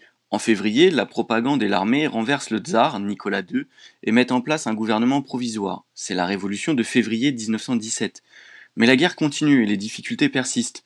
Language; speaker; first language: French; native; French